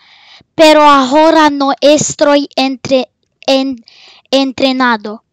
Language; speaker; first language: Spanish; non-native, learner; Romanian